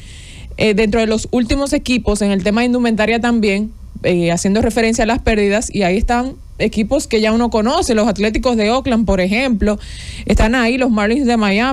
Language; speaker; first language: Spanish; native; Spanish